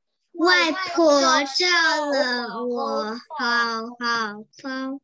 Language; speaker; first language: Chinese; early bilingual, heritage; Chinese